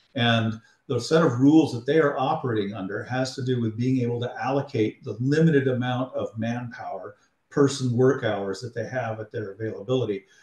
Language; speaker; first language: English; native; English